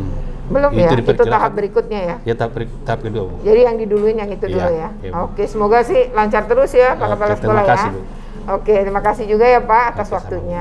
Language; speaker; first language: Indonesian; native; Indonesian